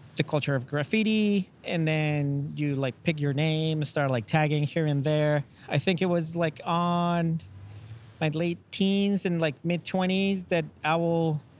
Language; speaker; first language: English; non-native, fluent; Spanish